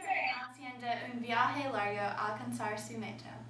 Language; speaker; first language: Spanish; non-native, learner; English